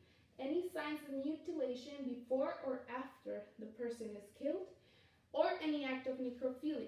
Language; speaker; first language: English; non-native, fluent; Spanish